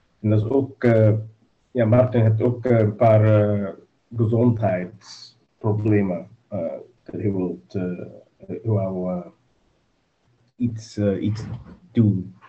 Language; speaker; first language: Dutch; non-native, learner; English